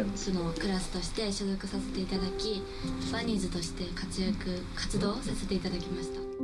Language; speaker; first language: Japanese; native; Japanese